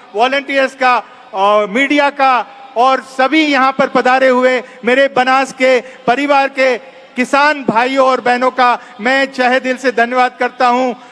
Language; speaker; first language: Hindi; non-native, local second language; Gujarati